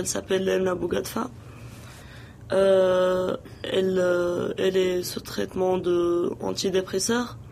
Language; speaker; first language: French; non-native, local second language; Arabic